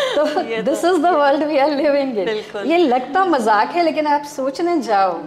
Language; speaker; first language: Hindi; non-native, local second language; Gujarati